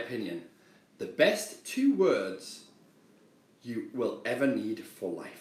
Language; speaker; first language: English; native; English